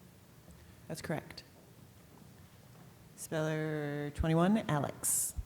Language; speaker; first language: English; native; English